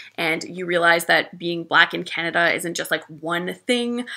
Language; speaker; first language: English; native; English